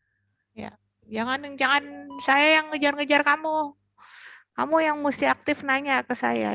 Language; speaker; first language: Indonesian; native; Indonesian